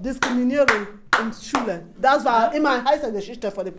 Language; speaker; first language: German; non-native, fluent; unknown